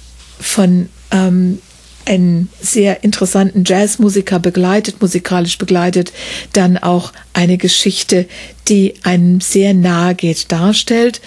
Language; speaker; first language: German; native; German